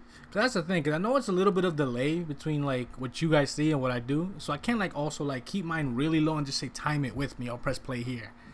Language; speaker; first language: English; early bilingual, other home language; Spanish